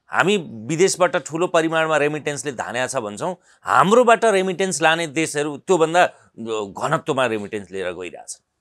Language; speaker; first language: Nepali; native; Nepali